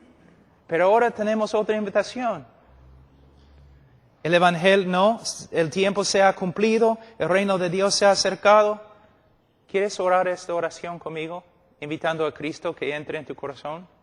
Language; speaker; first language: Spanish; non-native, fluent; English